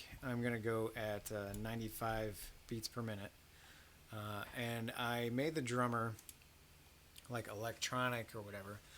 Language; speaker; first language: English; native; English